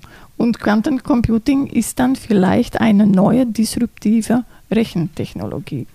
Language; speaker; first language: German; non-native, fluent; Dutch